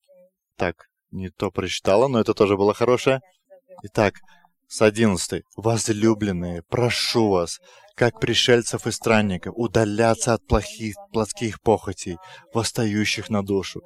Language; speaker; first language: Russian; non-native, fluent; Lithuanian